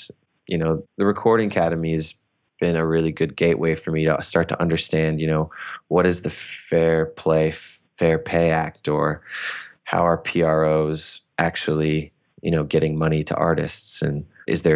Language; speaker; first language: English; native; English